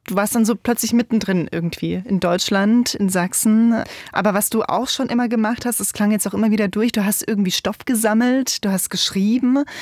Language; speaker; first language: German; native; German